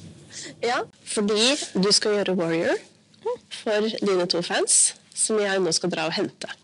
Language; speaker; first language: Norwegian; native; Norwegian